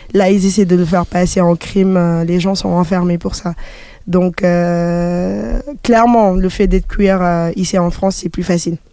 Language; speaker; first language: French; non-native, local second language; Wolof